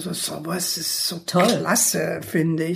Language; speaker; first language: German; non-native, fluent; English